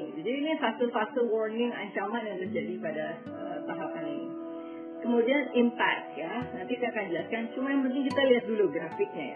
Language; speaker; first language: Indonesian; native; Indonesian